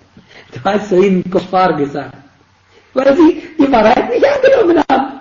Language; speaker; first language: German; non-native, fluent; Arabic